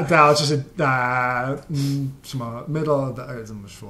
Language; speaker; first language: Chinese; non-native, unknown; English